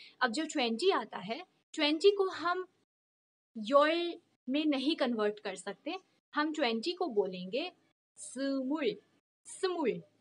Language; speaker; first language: Hindi; native; Hindi